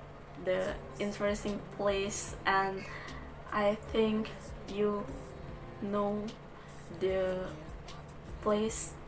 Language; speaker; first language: English; non-native, learner; Balinese